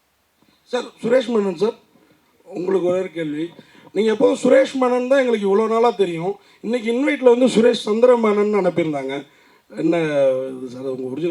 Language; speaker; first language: Tamil; native; Tamil